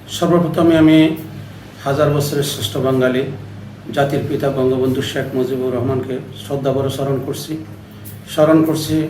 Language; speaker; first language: Bangla; non-native, local second language; Chakma